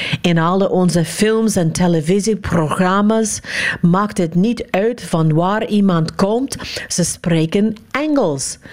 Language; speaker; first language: Dutch; non-native, fluent; English